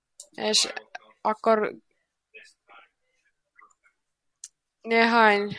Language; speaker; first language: Hungarian; non-native, learner; Finnish